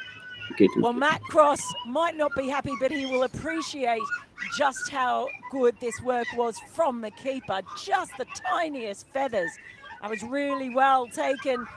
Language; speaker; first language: English; native; English